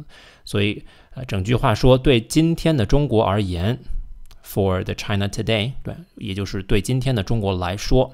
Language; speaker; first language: Chinese; non-native, fluent; English